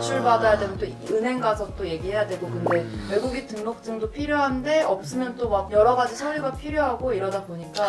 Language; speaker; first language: Korean; native; Korean